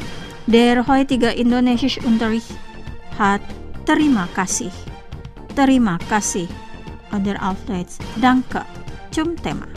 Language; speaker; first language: German; non-native, fluent; Indonesian